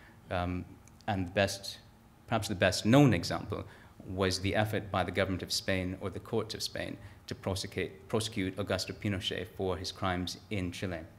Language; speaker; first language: English; native; English